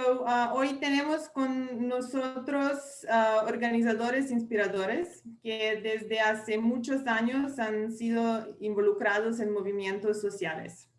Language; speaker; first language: Spanish; non-native, fluent; English